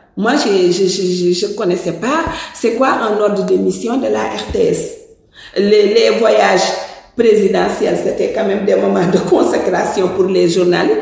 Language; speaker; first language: French; non-native, local second language; Wolof